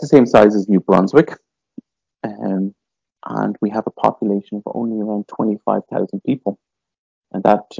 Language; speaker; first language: English; native; English